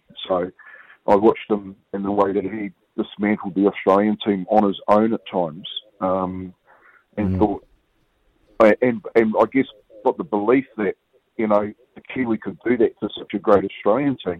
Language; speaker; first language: English; native; English